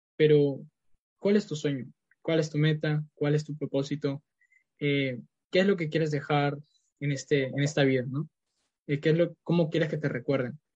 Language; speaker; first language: Spanish; native; Spanish